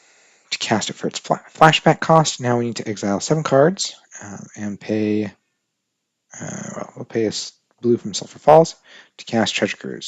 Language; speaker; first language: English; native; English